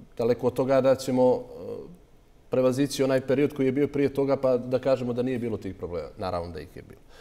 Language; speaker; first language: Serbian; native; Serbian